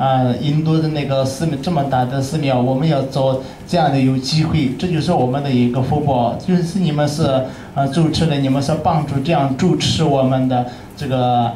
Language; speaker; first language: Chinese; non-native, learner; Tibetan